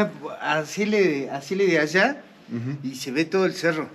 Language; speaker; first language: Spanish; native; Spanish